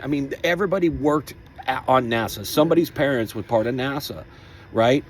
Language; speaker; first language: English; native; English